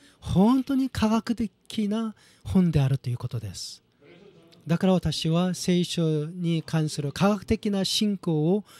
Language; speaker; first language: Japanese; non-native, fluent; Korean